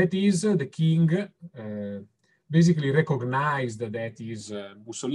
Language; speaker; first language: English; non-native, fluent; Italian